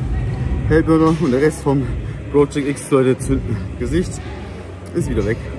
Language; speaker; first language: German; native; German